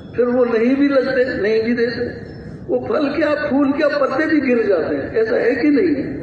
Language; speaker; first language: Urdu; non-native, local second language; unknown